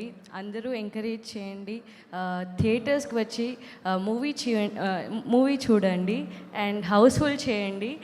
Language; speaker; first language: Telugu; non-native, learner; Kannada